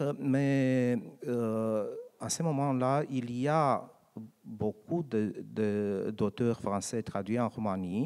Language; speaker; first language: French; non-native, learner; Romanian